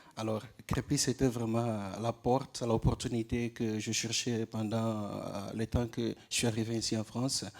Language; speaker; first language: French; non-native, learner; Portuguese